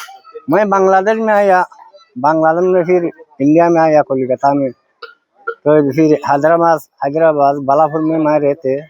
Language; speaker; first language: Hindi; non-native, learner; Rohingya